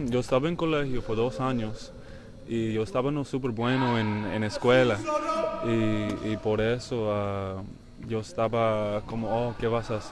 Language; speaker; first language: Spanish; non-native, learner; English